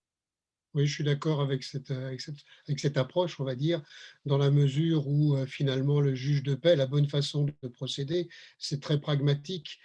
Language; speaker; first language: French; native; French